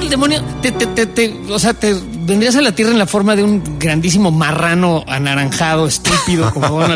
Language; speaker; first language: Spanish; native; Spanish